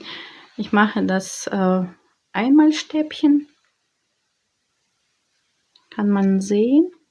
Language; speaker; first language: German; non-native, learner; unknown